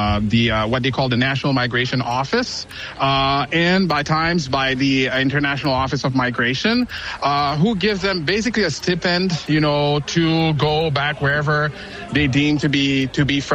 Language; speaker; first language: English; non-native, fluent; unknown